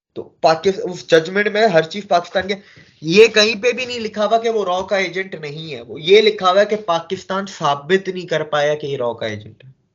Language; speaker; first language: Hindi; native; Hindi